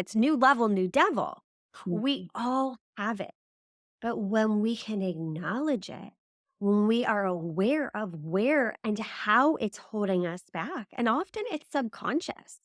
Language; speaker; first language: English; native; English